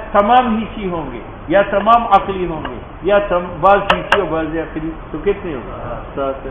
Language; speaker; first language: Urdu; non-native, local second language; Pashto